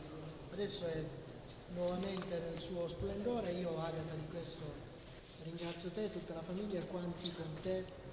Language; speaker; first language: Italian; native; Italian